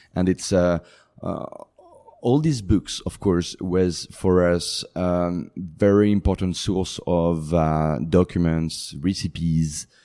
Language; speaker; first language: English; non-native, fluent; French